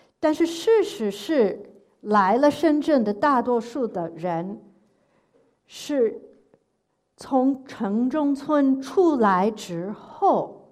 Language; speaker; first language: Chinese; non-native, fluent; English